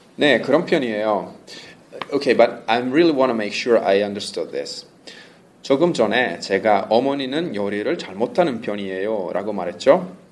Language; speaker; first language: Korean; non-native, learner; Italian